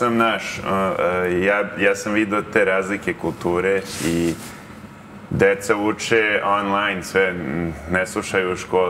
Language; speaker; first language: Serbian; early bilingual, heritage; Serbian